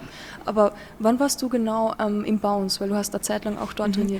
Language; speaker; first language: German; native; German